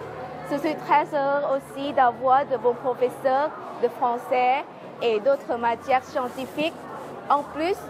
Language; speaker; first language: French; non-native, fluent; Lao